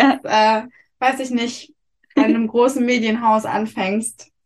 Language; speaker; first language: German; native; German